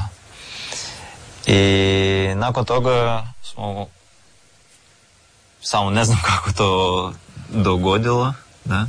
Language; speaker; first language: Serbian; non-native, learner; Russian